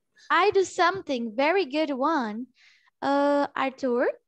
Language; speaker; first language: English; non-native, learner; Portuguese